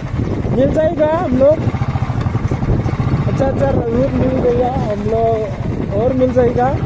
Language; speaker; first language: Hindi; non-native, local second language; Bodo